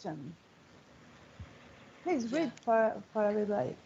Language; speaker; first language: English; non-native, learner; Portuguese